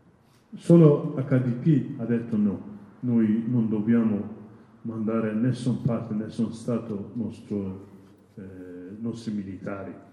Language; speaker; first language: Italian; non-native, learner; Kurdish